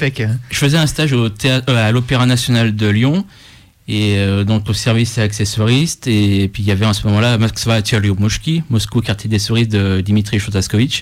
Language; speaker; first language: French; native; French